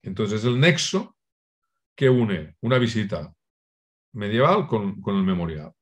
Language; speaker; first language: Spanish; non-native, local second language; Catalan